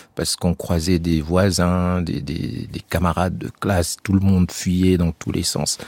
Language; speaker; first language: French; non-native, local second language; Arabic